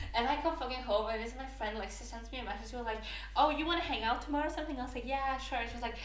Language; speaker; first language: English; non-native, fluent; Norwegian